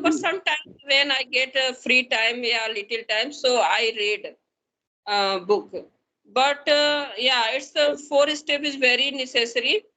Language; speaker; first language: English; non-native, learner; Hindi